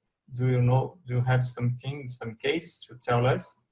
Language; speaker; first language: English; non-native, learner; Portuguese